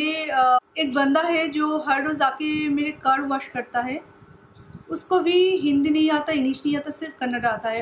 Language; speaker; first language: Hindi; non-native, local second language; Bangla